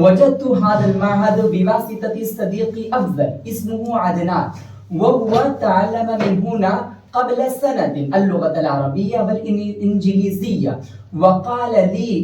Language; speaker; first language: Arabic; non-native, learner; Hindi